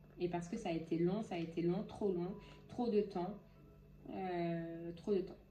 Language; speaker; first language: French; native; French